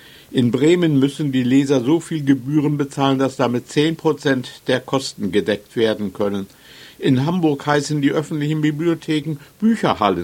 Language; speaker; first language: German; native; German